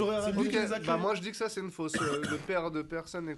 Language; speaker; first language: French; native; French